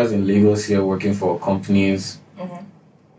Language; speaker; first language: English; non-native, local second language; Igbo